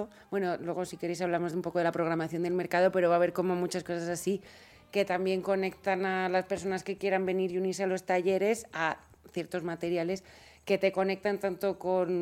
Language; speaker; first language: Spanish; native; Spanish